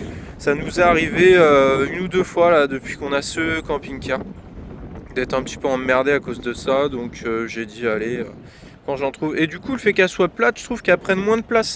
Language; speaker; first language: French; native; French